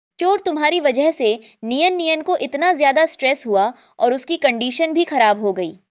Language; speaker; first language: Hindi; native; Hindi